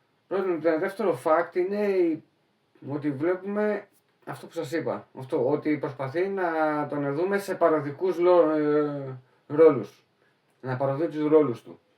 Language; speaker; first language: Greek; native; Greek